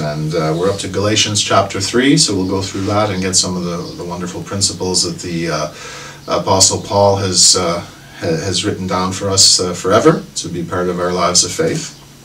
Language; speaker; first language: English; native; English